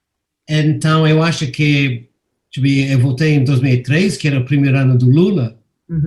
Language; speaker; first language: Portuguese; non-native, fluent; English